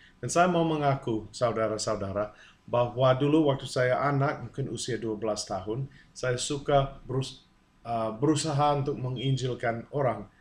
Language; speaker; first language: Indonesian; non-native, fluent; English